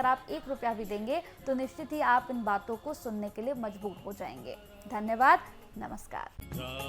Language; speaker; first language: Hindi; native; Hindi